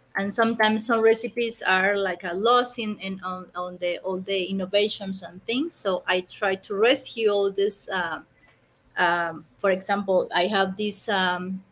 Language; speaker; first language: English; non-native, learner; Spanish